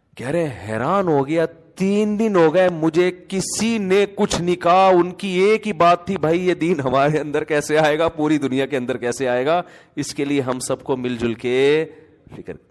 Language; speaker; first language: Urdu; native; Urdu